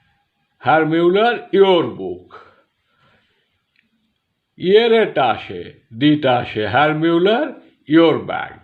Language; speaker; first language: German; non-native, fluent; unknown